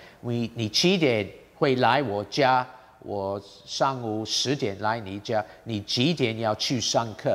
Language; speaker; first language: Chinese; non-native, fluent; English